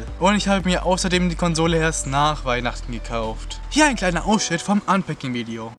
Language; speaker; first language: German; native; German